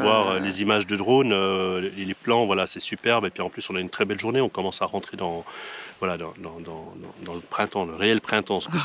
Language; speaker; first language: French; native; French